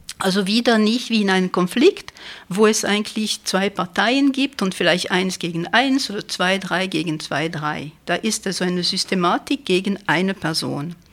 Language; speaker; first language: German; non-native, fluent; French